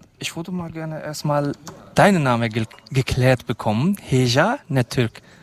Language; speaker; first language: German; non-native, fluent; Kurdish